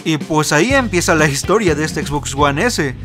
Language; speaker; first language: Spanish; native; Spanish